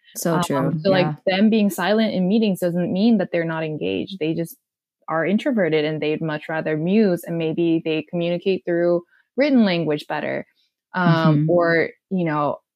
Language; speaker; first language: English; non-native, fluent; Korean